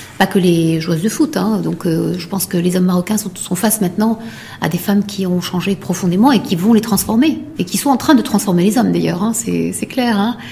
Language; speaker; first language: French; non-native, local second language; Arabic